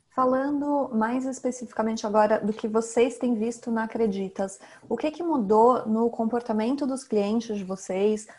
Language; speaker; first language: Portuguese; native; Portuguese